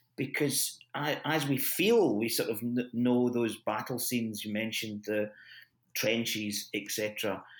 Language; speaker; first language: English; native; English